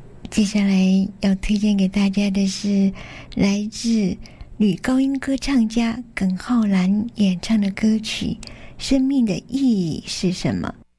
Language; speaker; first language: Chinese; native; Chinese